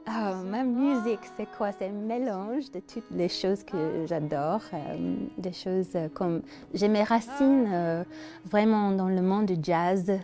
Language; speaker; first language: French; non-native, learner; English